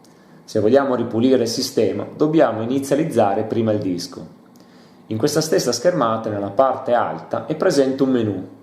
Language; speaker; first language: Italian; native; Italian